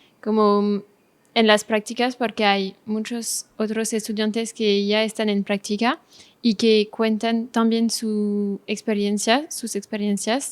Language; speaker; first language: Spanish; non-native, fluent; French